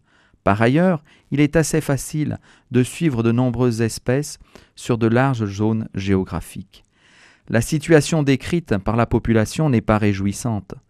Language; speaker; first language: French; native; French